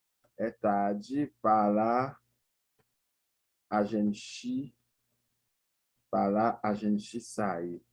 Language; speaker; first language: Portuguese; non-native, learner; Haitian Creole